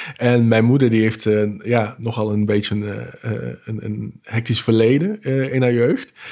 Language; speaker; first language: Dutch; non-native, local second language; Papiamento